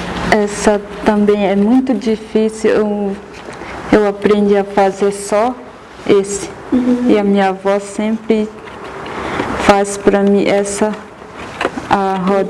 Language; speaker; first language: Portuguese; non-native, local second language; Guarani